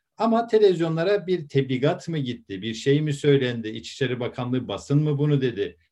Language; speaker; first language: Turkish; native; Turkish